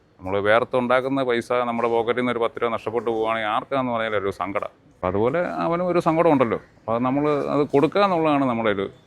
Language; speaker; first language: Malayalam; native; Malayalam